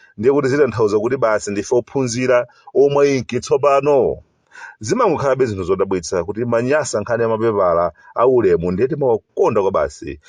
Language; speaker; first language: Nyanja; native; Nyanja